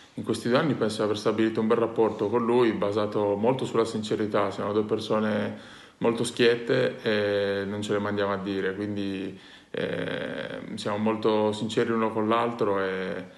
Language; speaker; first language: Italian; native; Italian